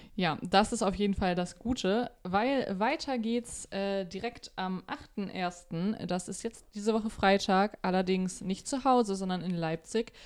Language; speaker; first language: German; native; German